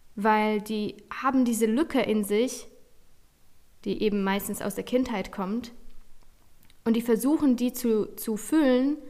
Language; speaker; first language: German; non-native, fluent; Polish